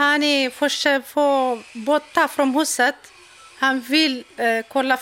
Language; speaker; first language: Swedish; non-native, learner; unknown